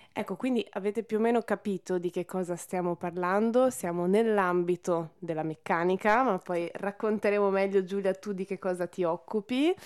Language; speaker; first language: Italian; native; Italian